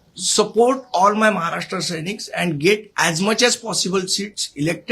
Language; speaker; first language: English; non-native, local second language; Marathi